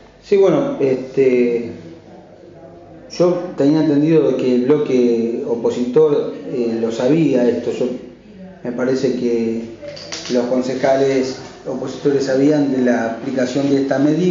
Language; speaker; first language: Spanish; native; Spanish